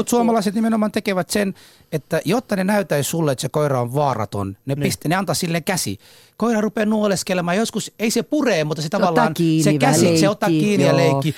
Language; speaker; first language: Finnish; early bilingual, other home language; Somali